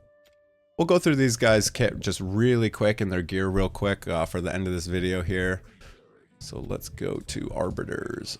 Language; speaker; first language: English; native; English